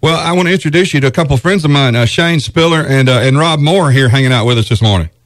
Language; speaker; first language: English; native; English